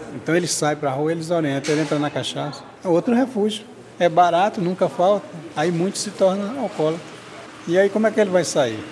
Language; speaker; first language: Portuguese; native; Portuguese